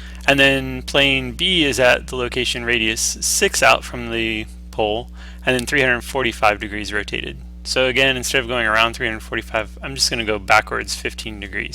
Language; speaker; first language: English; native; English